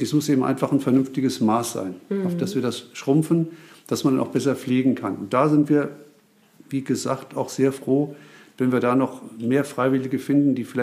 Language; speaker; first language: German; native; German